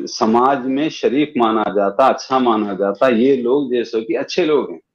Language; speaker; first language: Hindi; non-native, local second language; Urdu